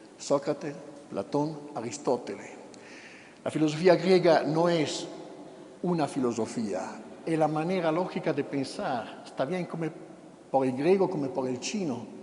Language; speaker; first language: Spanish; non-native, fluent; Italian